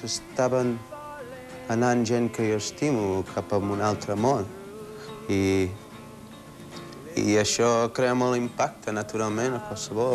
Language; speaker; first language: Catalan; early bilingual, heritage; Catalan